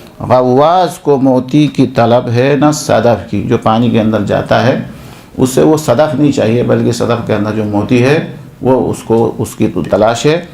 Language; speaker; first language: Urdu; non-native, local second language; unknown